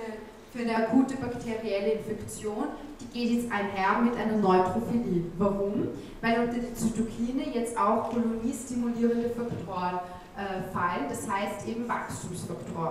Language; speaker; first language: German; native; German